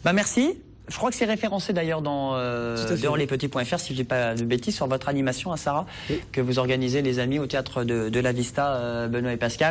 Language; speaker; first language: French; native; French